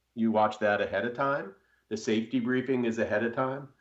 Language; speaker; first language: English; native; English